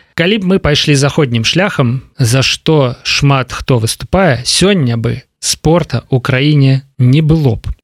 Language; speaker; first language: Belarusian; non-native, local second language; Russian